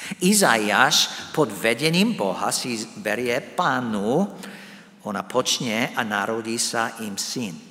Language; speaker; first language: Slovak; non-native, fluent; English